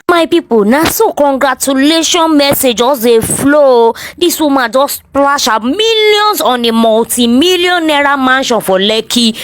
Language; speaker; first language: Nigerian Pidgin; non-native, local second language; Yoruba